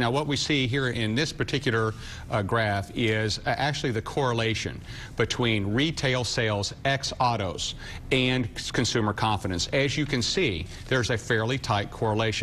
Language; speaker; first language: English; native; English